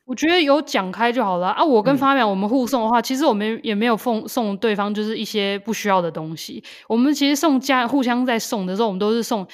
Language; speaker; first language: Chinese; native; Chinese